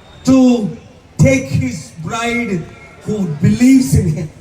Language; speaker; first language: English; non-native, local second language; Telugu